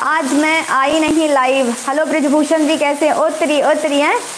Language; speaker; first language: Hindi; native; Hindi